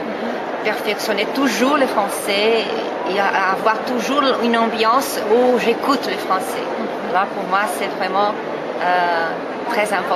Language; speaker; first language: French; non-native, fluent; Portuguese